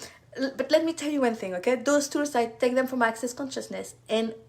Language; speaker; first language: English; non-native, fluent; French